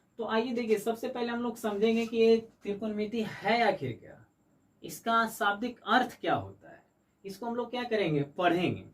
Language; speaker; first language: Hindi; native; Hindi